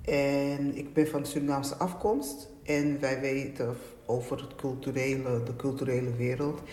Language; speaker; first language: Dutch; native; Dutch